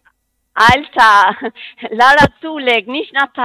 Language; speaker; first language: German; non-native, learner; Spanish